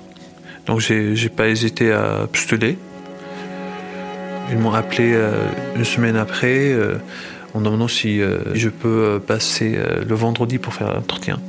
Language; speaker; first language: French; non-native, fluent; Arabic